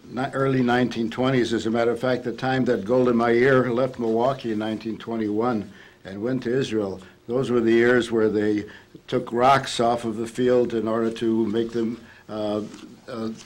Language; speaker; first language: English; native; English